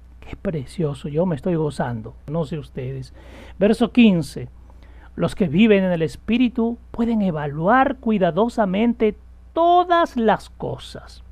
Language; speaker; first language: Spanish; native; Spanish